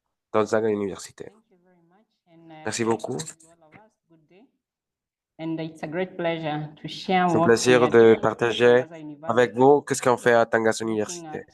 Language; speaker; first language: French; non-native, learner; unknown